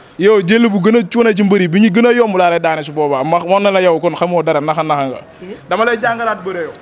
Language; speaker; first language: Wolof; native; Wolof